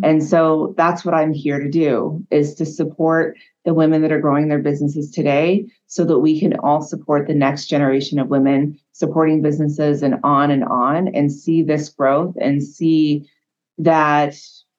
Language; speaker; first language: English; native; English